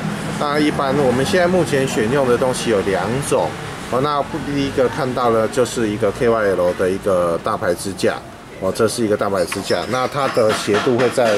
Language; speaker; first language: Chinese; native; Chinese